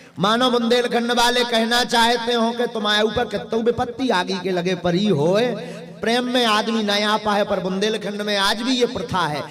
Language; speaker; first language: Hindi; native; Hindi